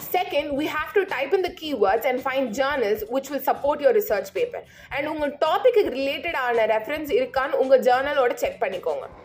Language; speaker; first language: English; non-native, local second language; Tamil